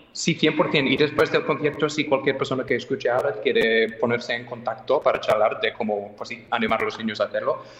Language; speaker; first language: Spanish; non-native, fluent; English